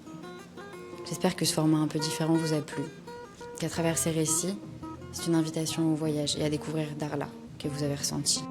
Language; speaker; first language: French; native; French